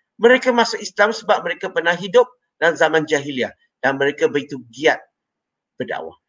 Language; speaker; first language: Malay; non-native, local second language; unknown